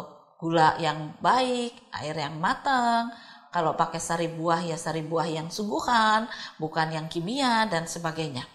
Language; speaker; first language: Indonesian; native; Indonesian